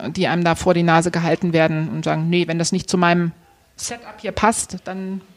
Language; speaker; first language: German; native; German